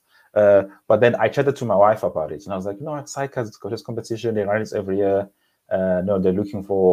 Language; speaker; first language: English; non-native, local second language; Zulu